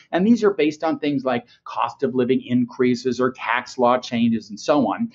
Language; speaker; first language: English; native; English